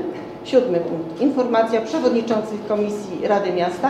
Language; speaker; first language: Polish; native; Polish